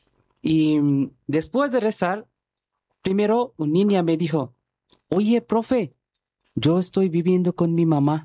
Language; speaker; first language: Spanish; non-native, learner; Bangla